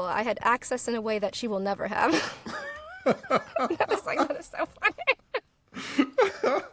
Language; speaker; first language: English; native; English